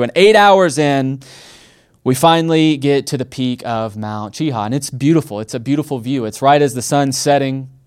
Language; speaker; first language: English; native; English